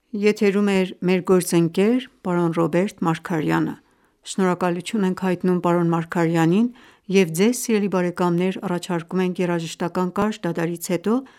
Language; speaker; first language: Armenian; early bilingual, heritage; Armenian